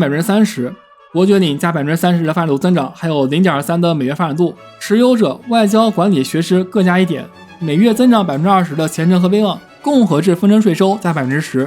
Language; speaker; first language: Chinese; native; Chinese